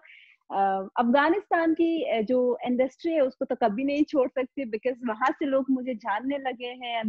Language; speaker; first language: Hindi; non-native, fluent; Pashto